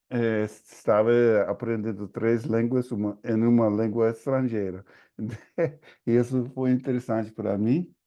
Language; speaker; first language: Portuguese; non-native, fluent; English